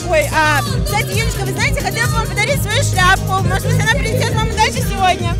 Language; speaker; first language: Russian; native; Russian